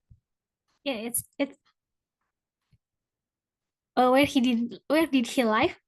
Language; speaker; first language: English; non-native, fluent; Indonesian